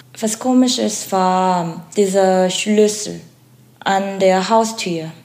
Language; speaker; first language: German; non-native, learner; Korean